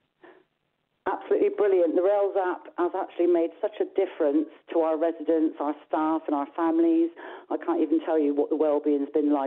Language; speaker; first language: English; native; English